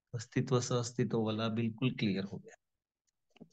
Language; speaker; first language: Hindi; non-native, local second language; Gujarati